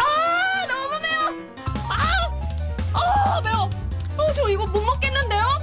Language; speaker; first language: Korean; native; Korean